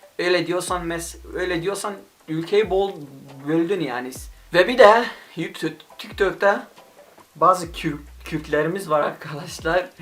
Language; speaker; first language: Turkish; non-native, local second language; Kurdish